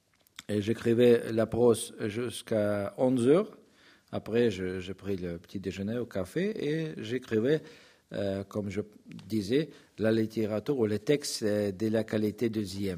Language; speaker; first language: French; non-native, fluent; Russian